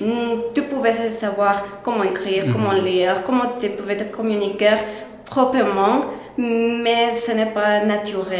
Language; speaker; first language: French; non-native, learner; Spanish